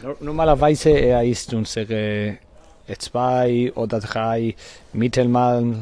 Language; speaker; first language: German; non-native, learner; Spanish